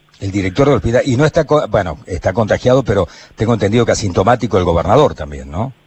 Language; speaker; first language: Spanish; native; Spanish